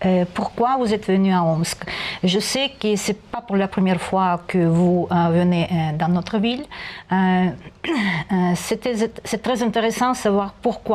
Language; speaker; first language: French; non-native, learner; Russian